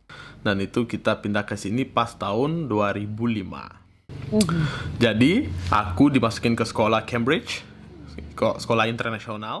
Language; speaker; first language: Indonesian; early bilingual, other home language; Russian